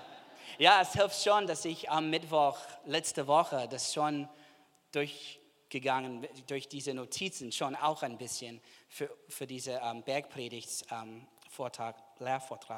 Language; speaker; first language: German; non-native, fluent; English